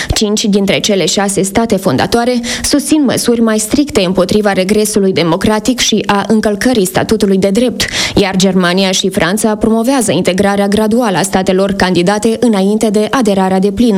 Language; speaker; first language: Romanian; native; Romanian